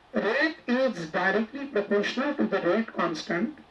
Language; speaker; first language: Hindi; non-native, local second language; Marathi